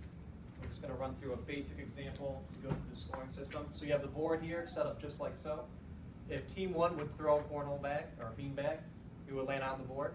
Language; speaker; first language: English; native; English